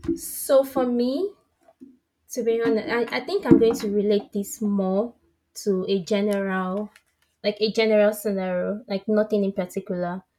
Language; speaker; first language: English; non-native, local second language; Yoruba